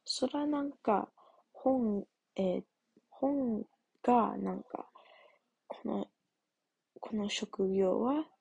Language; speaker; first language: Japanese; non-native, learner; English